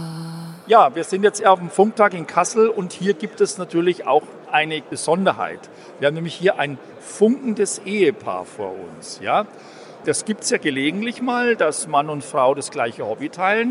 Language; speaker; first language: German; native; German